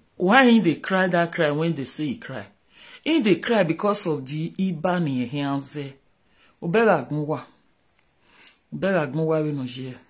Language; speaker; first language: Nigerian Pidgin; non-native, local second language; Bini